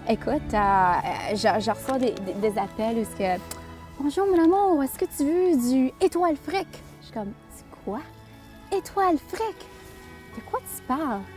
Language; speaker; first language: French; early bilingual, other home language; Spanish